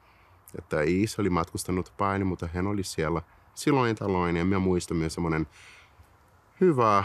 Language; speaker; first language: Finnish; non-native, fluent; Portuguese